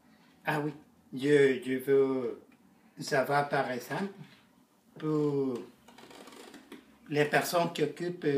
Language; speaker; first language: French; non-native, learner; Spanish